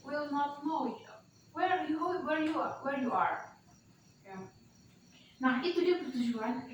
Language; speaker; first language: Indonesian; native; Indonesian